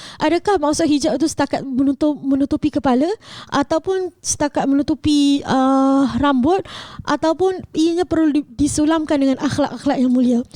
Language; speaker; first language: Malay; native; Malay